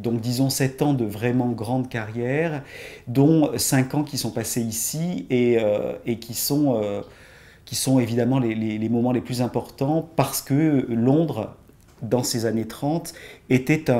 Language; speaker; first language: French; native; French